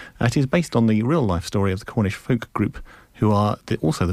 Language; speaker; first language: English; native; English